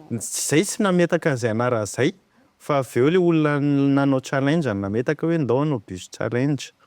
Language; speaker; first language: Malagasy; native; Malagasy